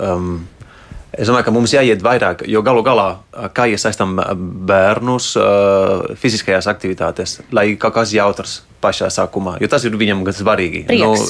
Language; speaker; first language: Latvian; non-native, fluent; Spanish